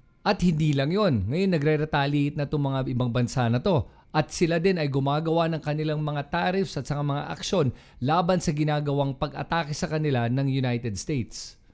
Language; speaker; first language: Filipino; native; Filipino